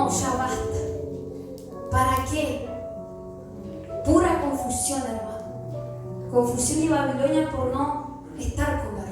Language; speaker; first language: Spanish; native; Spanish